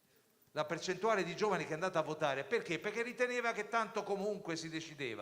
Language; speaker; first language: Italian; native; Italian